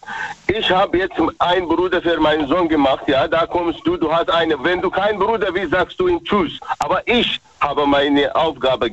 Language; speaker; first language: German; non-native, learner; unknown